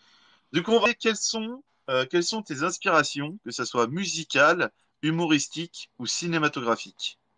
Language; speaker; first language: French; native; French